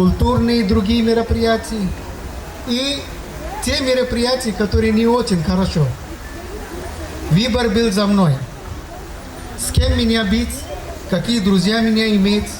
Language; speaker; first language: Russian; non-native, learner; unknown